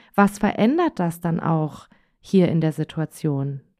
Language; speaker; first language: German; native; German